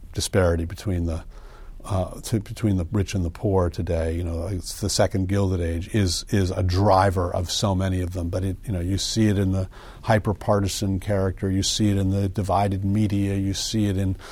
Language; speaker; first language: English; native; English